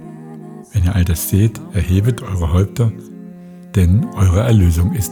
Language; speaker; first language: German; native; German